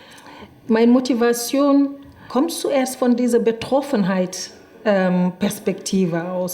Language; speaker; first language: German; non-native, fluent; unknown